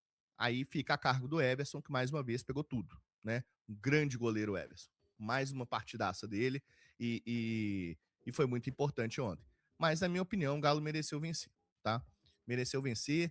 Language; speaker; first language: Portuguese; native; Portuguese